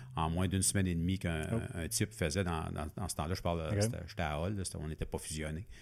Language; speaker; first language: French; native; French